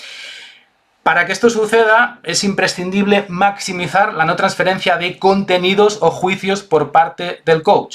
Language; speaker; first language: Spanish; native; Spanish